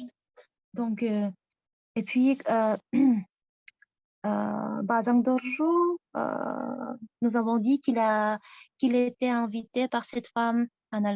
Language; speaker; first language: French; non-native, fluent; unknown